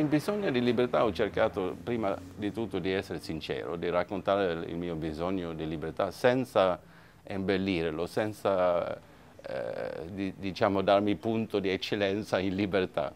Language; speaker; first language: Italian; non-native, fluent; Swedish